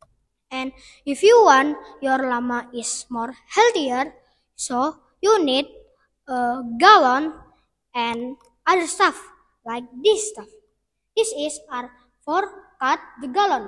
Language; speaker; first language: English; non-native, learner; Indonesian